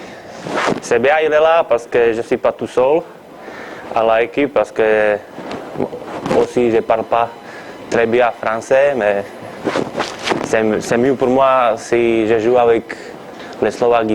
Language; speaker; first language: French; non-native, learner; Slovak